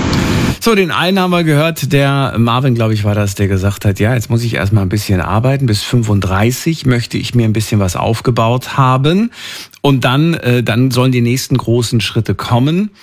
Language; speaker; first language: German; native; German